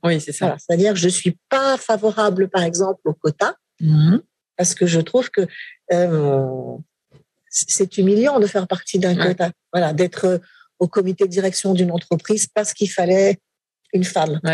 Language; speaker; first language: French; native; French